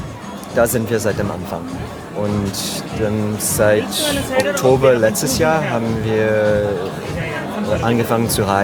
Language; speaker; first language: German; non-native, learner; French